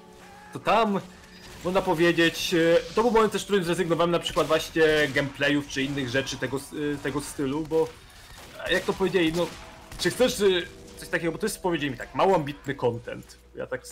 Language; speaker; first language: Polish; native; Polish